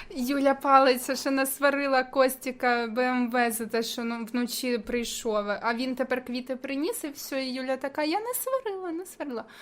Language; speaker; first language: Ukrainian; native; Ukrainian